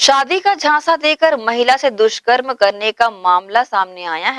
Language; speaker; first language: Hindi; native; Hindi